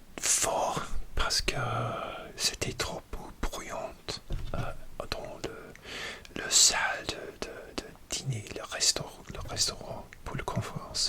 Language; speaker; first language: French; non-native, learner; English